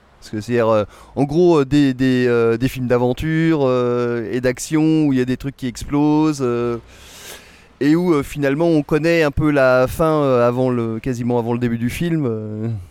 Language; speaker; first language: French; native; French